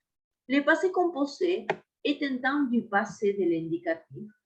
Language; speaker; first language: French; non-native, fluent; Spanish